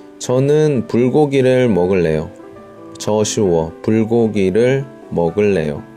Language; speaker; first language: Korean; non-native, fluent; Chinese